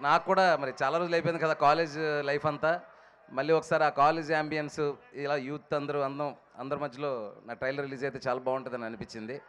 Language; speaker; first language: Telugu; native; Telugu